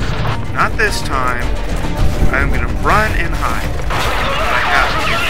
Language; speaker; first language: English; native; English